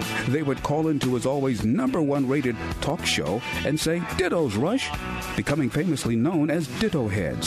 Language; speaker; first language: English; native; English